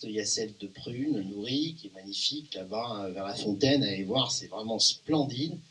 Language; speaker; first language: French; native; French